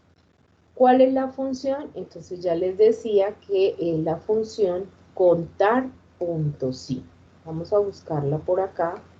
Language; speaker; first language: Spanish; native; Spanish